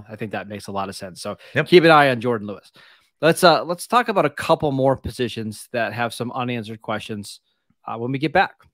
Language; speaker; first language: English; native; English